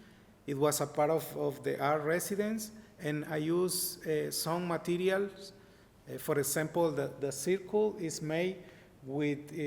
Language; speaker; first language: English; non-native, learner; Spanish